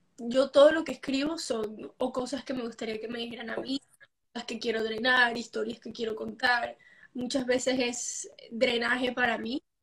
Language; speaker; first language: Spanish; early bilingual, heritage; Spanish